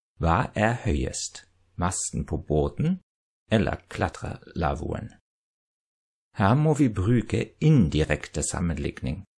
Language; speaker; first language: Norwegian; non-native, fluent; German